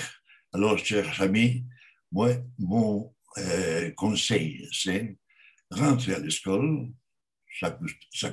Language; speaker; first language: French; non-native, learner; Spanish